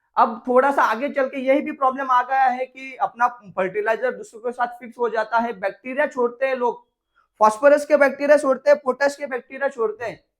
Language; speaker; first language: Hindi; non-native, local second language; Marathi